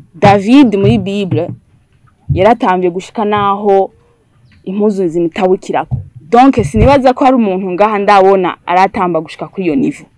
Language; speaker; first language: Rundi; early bilingual, heritage; Rundi